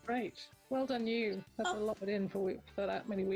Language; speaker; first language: English; native; English